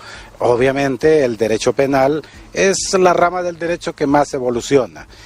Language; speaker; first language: Spanish; native; Spanish